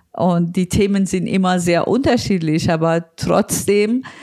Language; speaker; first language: German; non-native, fluent; Persian